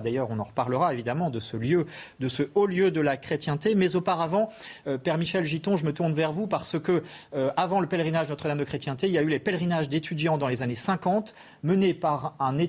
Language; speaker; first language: French; native; French